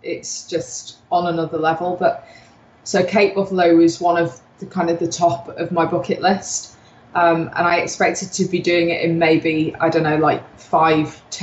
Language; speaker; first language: English; native; English